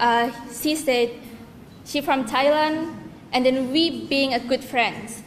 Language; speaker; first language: English; non-native, learner; Indonesian